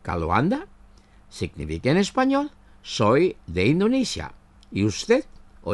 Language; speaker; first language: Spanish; non-native, fluent; Indonesian